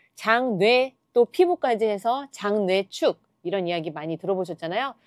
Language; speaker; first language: Korean; native; Korean